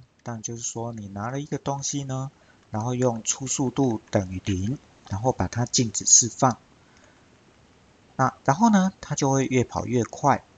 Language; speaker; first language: Chinese; native; Chinese